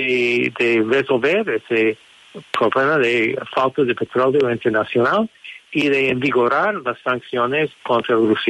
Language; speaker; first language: Spanish; non-native, fluent; English